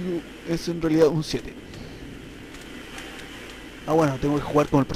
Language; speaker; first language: Spanish; native; Spanish